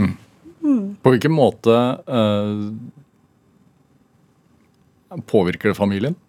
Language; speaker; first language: Norwegian; native; Norwegian